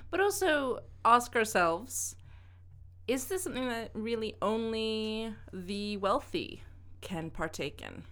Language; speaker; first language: English; native; English